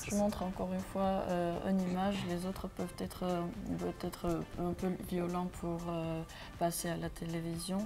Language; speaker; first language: French; non-native, fluent; Armenian